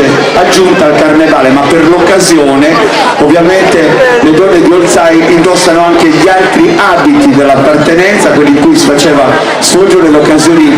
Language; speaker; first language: Italian; native; Italian